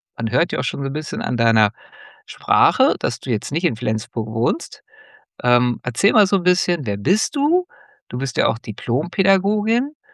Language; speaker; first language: German; native; German